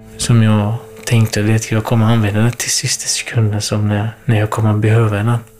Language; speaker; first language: Swedish; non-native, fluent; Kurdish